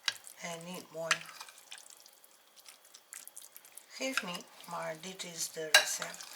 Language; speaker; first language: Dutch; non-native, learner; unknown